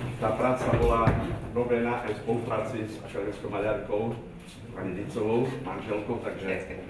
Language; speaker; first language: Slovak; non-native, local second language; Rusyn